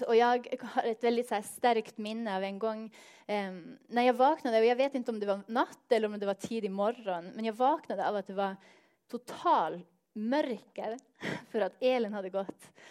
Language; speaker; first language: Swedish; non-native, fluent; Norwegian